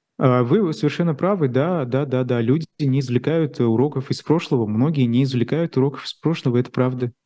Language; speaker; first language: Russian; native; Russian